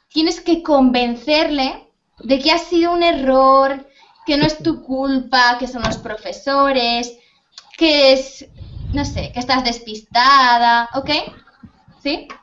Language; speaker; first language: Spanish; native; Spanish